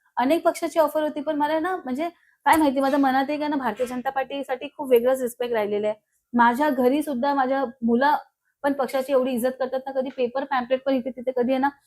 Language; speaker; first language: Marathi; non-native, local second language; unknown